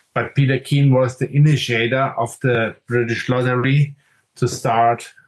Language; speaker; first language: English; non-native, fluent; German